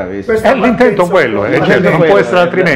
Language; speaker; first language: Italian; native; Italian